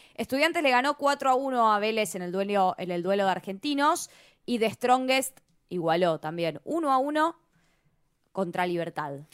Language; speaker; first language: Spanish; native; Spanish